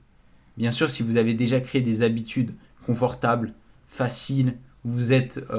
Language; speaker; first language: French; native; French